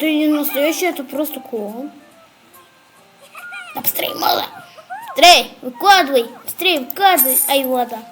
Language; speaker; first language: Russian; non-native, local second language; Kazakh